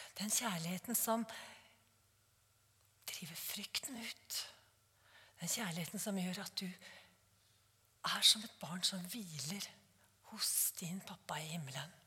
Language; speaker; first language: Norwegian; native; Norwegian